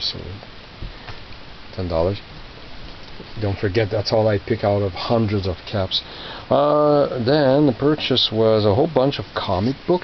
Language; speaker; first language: English; non-native, local second language; French